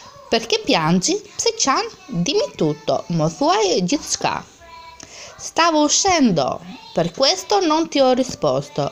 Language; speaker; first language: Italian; non-native, fluent; Albanian